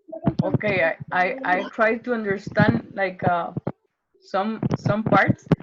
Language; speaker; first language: English; non-native, learner; Spanish